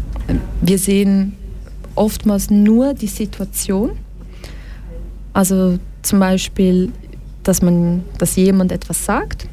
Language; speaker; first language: German; early bilingual, other home language; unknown